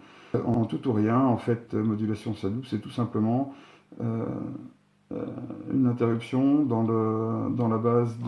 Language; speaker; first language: French; native; French